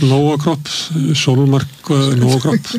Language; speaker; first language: Icelandic; native; Icelandic